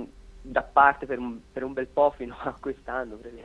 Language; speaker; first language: Italian; native; Italian